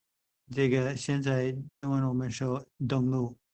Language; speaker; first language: Chinese; non-native, fluent; English